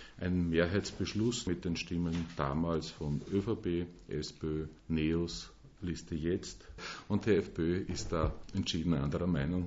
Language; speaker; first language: German; native; German